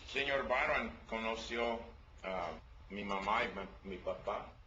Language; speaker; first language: Spanish; non-native, learner; English